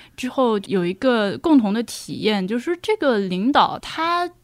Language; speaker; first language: Chinese; native; Chinese